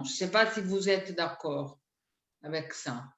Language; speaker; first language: French; non-native, fluent; Italian